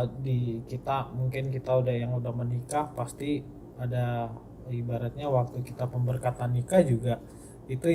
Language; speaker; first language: Indonesian; native; Indonesian